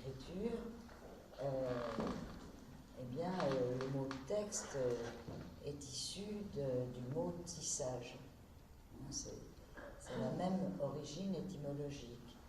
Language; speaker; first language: French; native; French